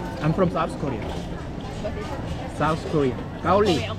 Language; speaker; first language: English; non-native, learner; Korean